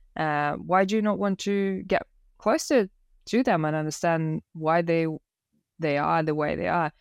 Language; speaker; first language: English; non-native, fluent; Russian